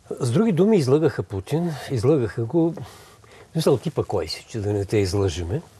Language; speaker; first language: Bulgarian; native; Bulgarian